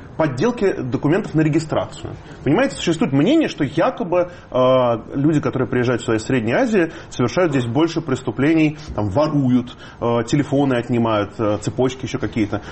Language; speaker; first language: Russian; native; Russian